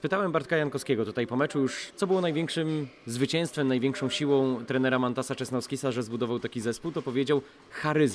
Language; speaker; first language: Polish; native; Polish